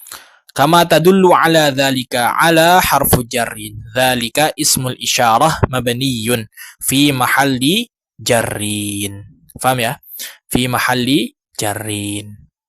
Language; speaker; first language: Arabic; non-native, learner; Indonesian